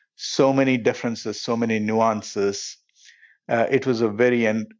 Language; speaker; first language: English; non-native, local second language; Telugu